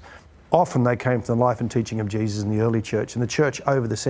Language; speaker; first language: English; native; English